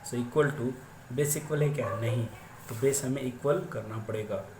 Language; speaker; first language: Hindi; non-native, local second language; Marathi